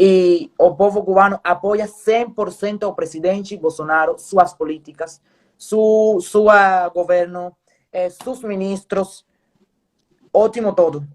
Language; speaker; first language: Portuguese; non-native, fluent; Spanish